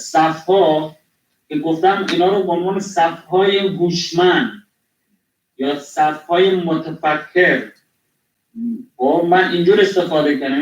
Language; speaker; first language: Persian; non-native, local second language; Kurdish